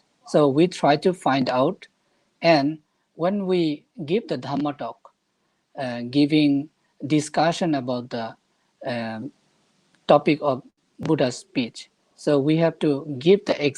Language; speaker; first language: English; non-native, fluent; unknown